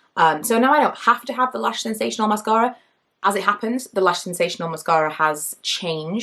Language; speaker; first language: English; native; English